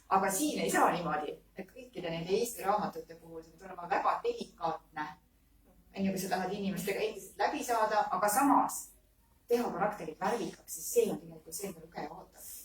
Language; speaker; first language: Estonian; native; Estonian